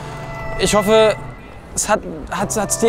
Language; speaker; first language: German; native; German